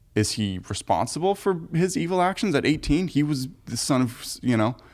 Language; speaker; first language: English; early bilingual, other home language; German